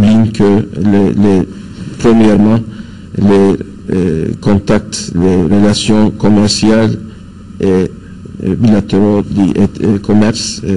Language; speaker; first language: French; non-native, fluent; Turkish